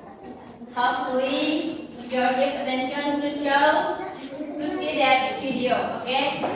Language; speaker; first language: English; non-native, learner; Indonesian